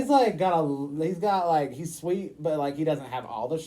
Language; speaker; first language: English; native; English